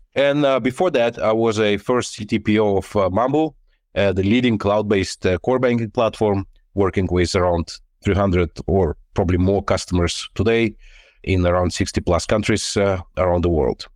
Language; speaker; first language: English; non-native, fluent; Lithuanian